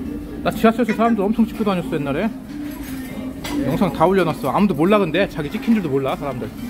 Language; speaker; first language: Korean; native; Korean